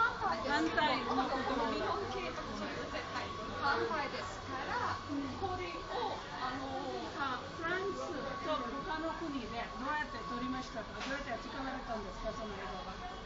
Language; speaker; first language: Japanese; non-native, fluent; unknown